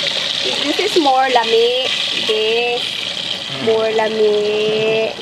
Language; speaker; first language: English; non-native, learner; Cebuano